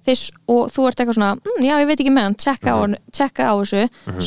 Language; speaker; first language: Icelandic; native; Icelandic